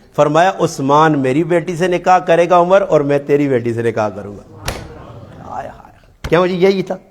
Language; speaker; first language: Urdu; non-native, local second language; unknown